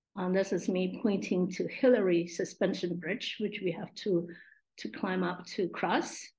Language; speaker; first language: English; non-native, local second language; Min Nan Chinese